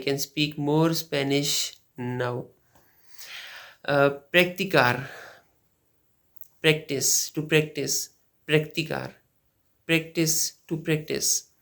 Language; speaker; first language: English; non-native, fluent; Urdu